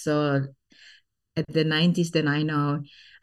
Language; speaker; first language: English; non-native, fluent; Sundanese